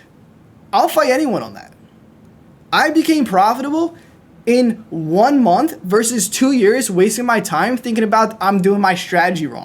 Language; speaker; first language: English; native; English